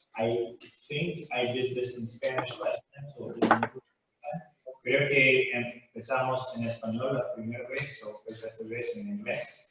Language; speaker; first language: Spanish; non-native, fluent; English